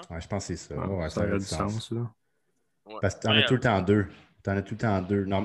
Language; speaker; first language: French; native; French